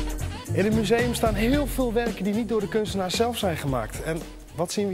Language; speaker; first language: Dutch; native; Dutch